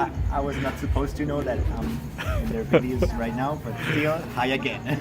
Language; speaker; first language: English; non-native, fluent; Spanish